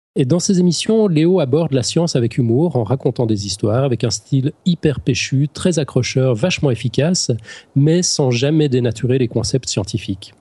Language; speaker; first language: French; native; French